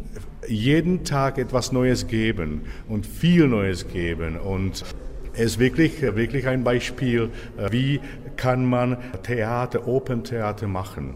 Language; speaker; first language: German; non-native, fluent; Czech